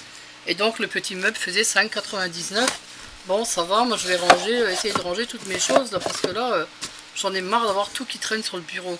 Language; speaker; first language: French; native; French